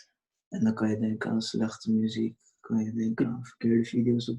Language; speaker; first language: Dutch; early bilingual, other home language; Urdu